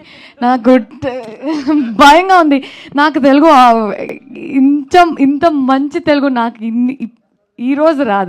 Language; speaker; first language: Telugu; non-native, learner; Kannada